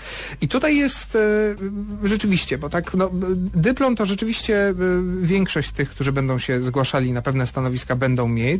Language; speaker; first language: Polish; native; Polish